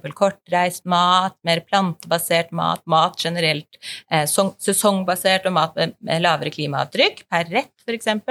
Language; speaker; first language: Norwegian; native; Norwegian